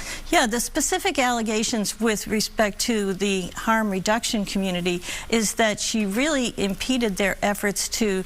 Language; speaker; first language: English; native; English